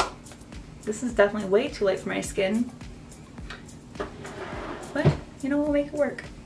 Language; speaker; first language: English; native; English